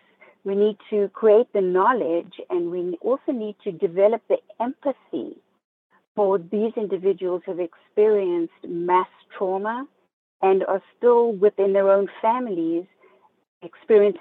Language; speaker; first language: English; native; English